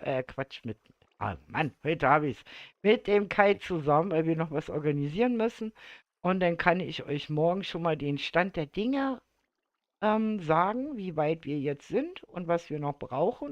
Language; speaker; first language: German; native; German